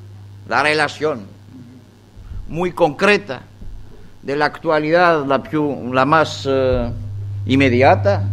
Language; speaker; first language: Spanish; non-native, fluent; Greek